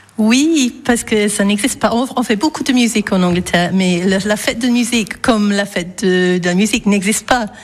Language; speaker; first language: French; non-native, fluent; English